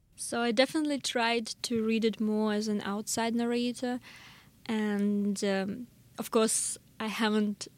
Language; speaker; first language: English; non-native, fluent; Russian